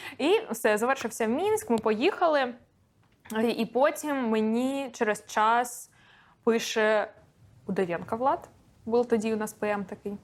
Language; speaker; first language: Ukrainian; non-native, local second language; Russian